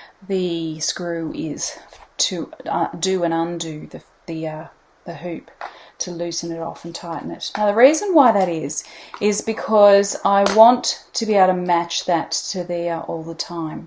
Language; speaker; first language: English; native; English